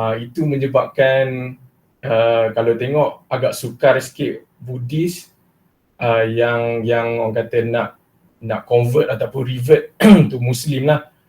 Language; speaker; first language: Malay; non-native, local second language; Chinese